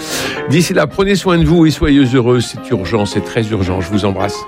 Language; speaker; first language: French; native; French